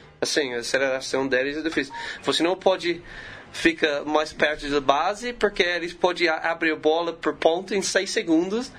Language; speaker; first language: Portuguese; non-native, learner; English